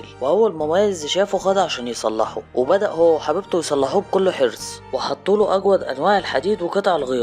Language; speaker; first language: Arabic; native; Arabic